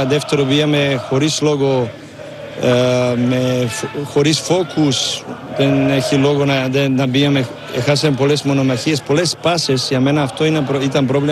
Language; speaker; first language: Greek; non-native, learner; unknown